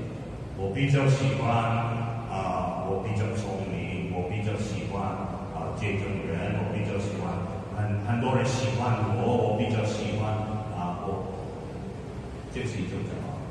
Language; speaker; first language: Chinese; non-native, fluent; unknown